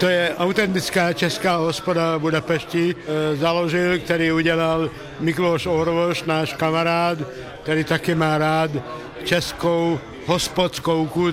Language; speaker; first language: Czech; non-native, fluent; Hungarian